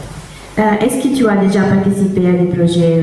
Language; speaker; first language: French; non-native, learner; Italian